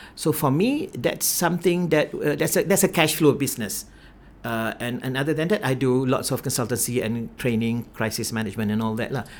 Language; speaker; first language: English; non-native, local second language; Malay